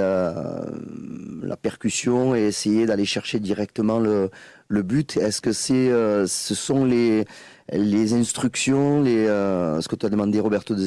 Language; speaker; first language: French; native; French